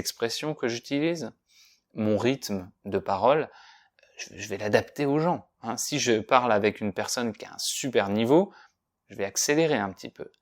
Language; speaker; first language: French; native; French